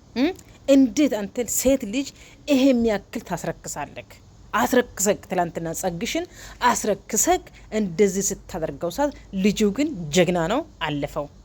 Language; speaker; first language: Amharic; non-native, local second language; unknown